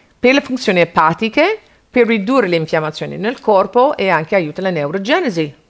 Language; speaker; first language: Italian; non-native, fluent; English